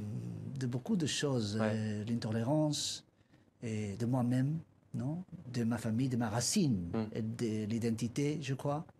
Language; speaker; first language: French; non-native, learner; Spanish